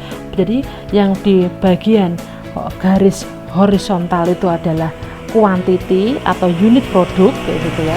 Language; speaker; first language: Indonesian; native; Indonesian